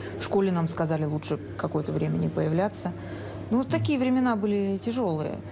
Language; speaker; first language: Russian; native; Russian